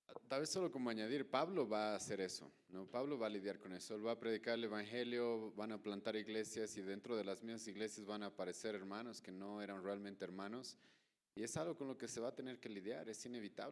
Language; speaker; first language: Spanish; native; Spanish